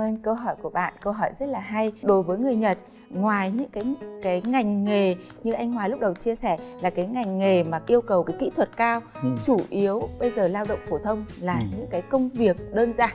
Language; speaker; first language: Vietnamese; native; Vietnamese